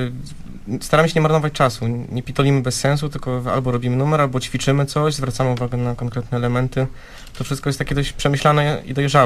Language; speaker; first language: Polish; native; Polish